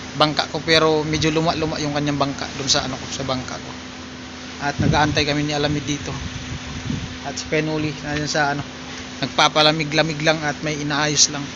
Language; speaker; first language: Filipino; native; Filipino